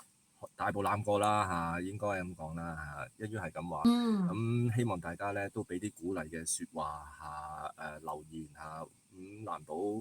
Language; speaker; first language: Cantonese; native; Cantonese